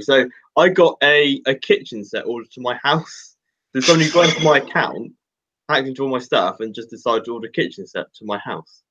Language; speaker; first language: English; native; English